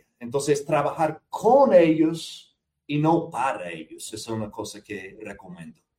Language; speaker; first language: Spanish; non-native, fluent; English